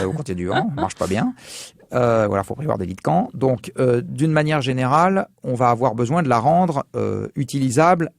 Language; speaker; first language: French; native; French